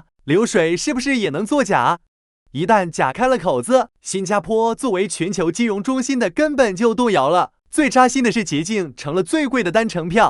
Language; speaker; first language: Chinese; native; Chinese